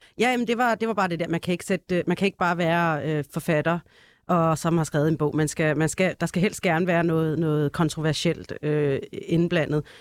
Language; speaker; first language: Danish; early bilingual, other home language; Arabic